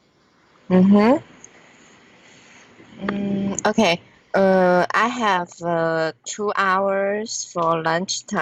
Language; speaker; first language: English; non-native, learner; Chinese